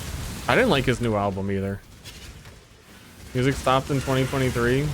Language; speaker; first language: English; native; English